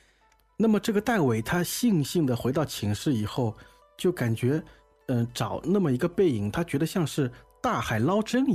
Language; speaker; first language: Chinese; native; Chinese